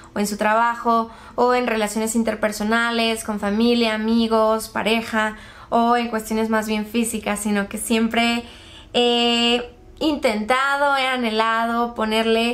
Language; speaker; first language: Spanish; native; Spanish